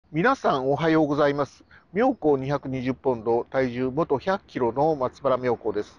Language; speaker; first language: Japanese; native; Japanese